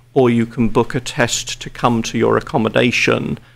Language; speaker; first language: English; native; English